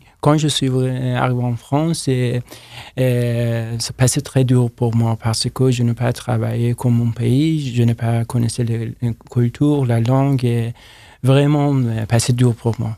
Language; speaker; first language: French; non-native, learner; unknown